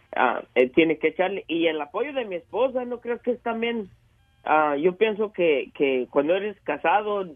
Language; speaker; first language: Spanish; native; Spanish